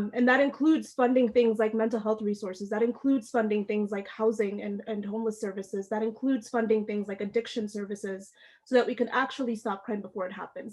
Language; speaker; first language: English; early bilingual, other home language; Amharic